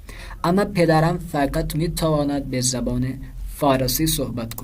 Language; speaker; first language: Persian; non-native, fluent; Urdu